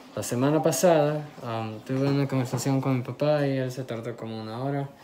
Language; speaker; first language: Spanish; early bilingual, other home language; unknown